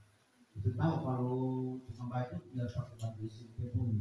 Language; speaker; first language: Indonesian; native; Indonesian